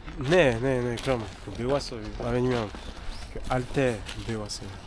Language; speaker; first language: Korean; non-native, learner; French